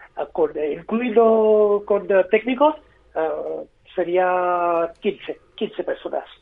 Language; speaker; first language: Spanish; non-native, fluent; Hindi